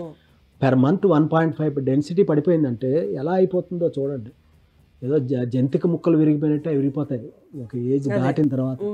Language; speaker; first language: Telugu; native; Telugu